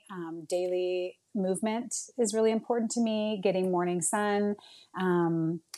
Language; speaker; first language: English; native; English